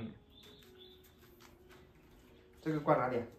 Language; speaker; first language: Chinese; native; Chinese